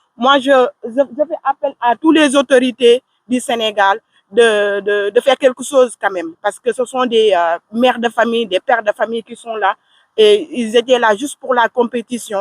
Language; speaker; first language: French; non-native, local second language; Wolof